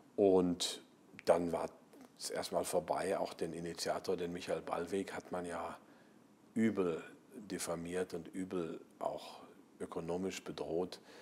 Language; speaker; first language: German; native; German